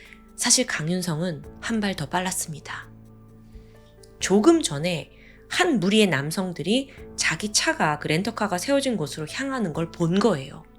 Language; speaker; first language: Korean; native; Korean